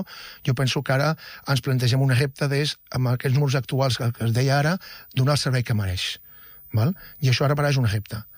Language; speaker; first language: Catalan; native; Catalan